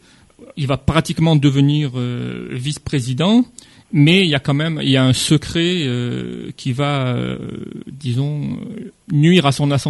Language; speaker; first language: French; native; French